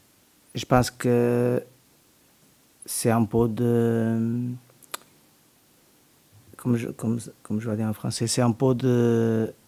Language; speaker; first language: French; non-native, learner; Portuguese